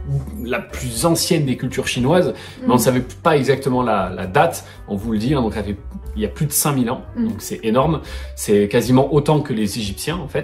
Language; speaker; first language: French; native; French